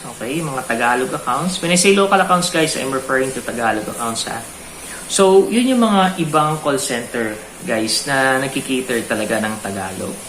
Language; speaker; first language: Filipino; native; Filipino